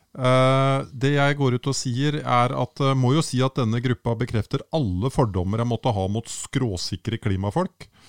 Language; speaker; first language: Norwegian; native; Norwegian